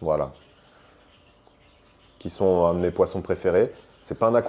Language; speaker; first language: French; native; French